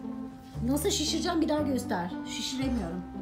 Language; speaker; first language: Turkish; native; Turkish